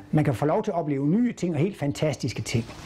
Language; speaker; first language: Danish; native; Danish